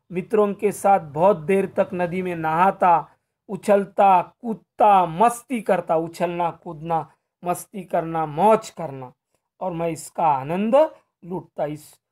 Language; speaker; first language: Hindi; non-native, local second language; Marathi